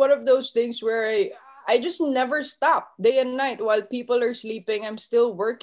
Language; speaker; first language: English; non-native, local second language; Filipino